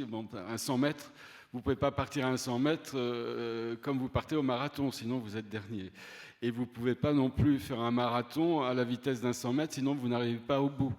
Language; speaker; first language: French; native; French